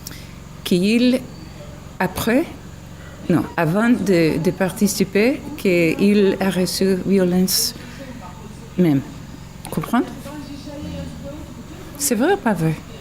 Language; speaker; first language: French; non-native, learner; English